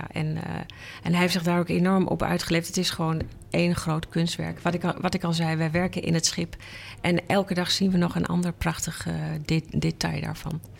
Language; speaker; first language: Dutch; native; Dutch